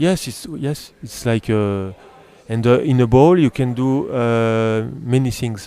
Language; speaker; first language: English; non-native, learner; French